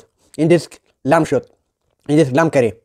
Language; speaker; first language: Swedish; non-native, learner; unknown